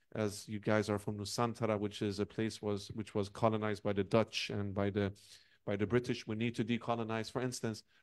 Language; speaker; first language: English; non-native, fluent; Persian